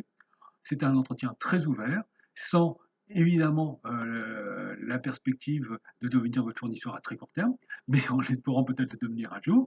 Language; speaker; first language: French; native; French